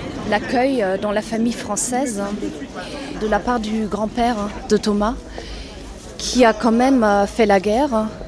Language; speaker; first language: French; non-native, fluent; German